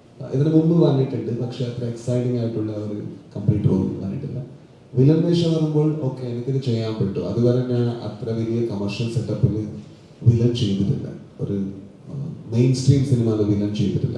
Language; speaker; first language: Malayalam; non-native, learner; Kannada